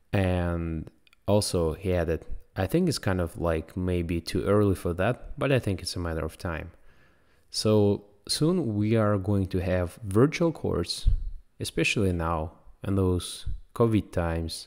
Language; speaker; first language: English; non-native, fluent; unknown